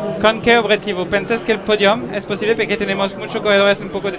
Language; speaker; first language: Spanish; non-native, learner; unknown